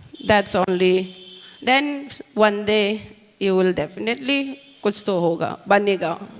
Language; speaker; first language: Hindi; non-native, local second language; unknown